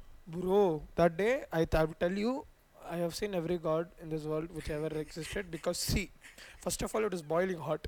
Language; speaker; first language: English; non-native, local second language; Tamil